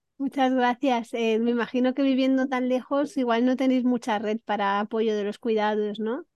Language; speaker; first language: Spanish; native; Spanish